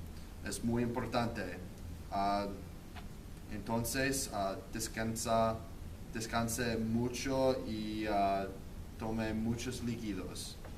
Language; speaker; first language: Spanish; non-native, learner; English